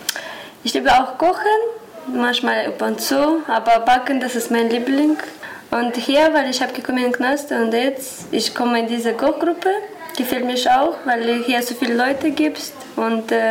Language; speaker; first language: German; non-native, learner; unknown